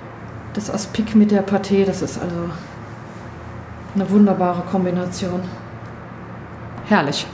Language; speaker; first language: German; native; German